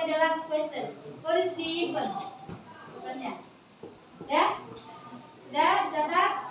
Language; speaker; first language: English; non-native, learner; Indonesian